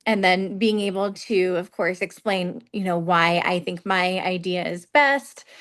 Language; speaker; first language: English; native; English